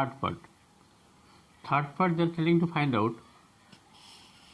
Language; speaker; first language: English; non-native, local second language; Bangla